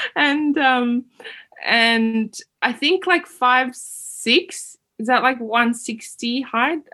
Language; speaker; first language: English; early bilingual, other home language; Uyghur